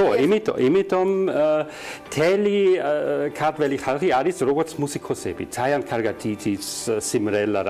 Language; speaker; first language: Georgian; non-native, learner; German